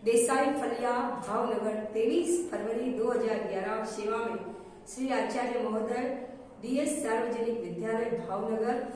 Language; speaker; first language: Hindi; non-native, local second language; Gujarati